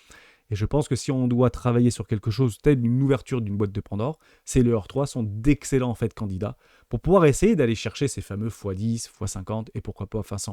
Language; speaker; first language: French; native; French